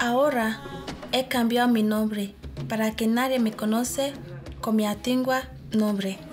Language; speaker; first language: Spanish; non-native, learner; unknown